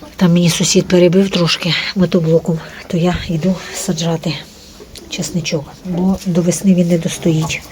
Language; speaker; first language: Ukrainian; native; Ukrainian